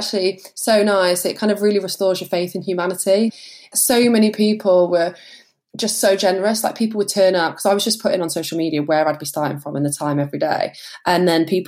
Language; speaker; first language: English; native; English